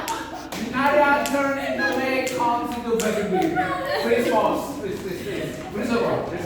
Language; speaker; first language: English; non-native, learner; Indonesian